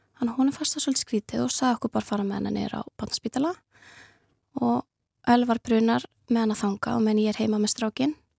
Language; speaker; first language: Icelandic; native; Icelandic